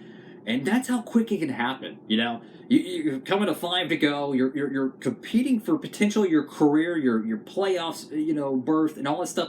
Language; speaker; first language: English; native; English